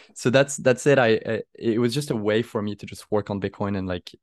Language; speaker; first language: English; non-native, fluent; French